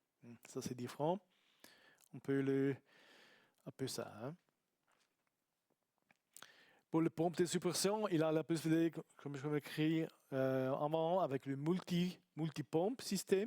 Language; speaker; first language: French; non-native, learner; Italian